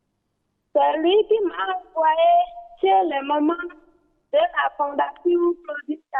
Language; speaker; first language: French; non-native, learner; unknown